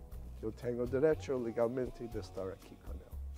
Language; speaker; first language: Spanish; non-native, learner; English